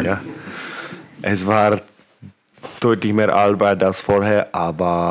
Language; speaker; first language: German; non-native, fluent; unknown